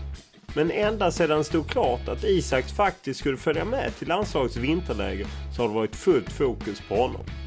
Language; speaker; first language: Swedish; native; Swedish